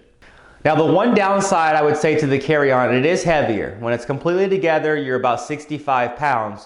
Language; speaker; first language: English; native; English